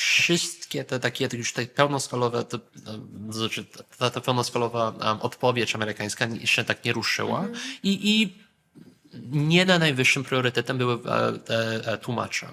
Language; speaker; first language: Polish; early bilingual, heritage; Polish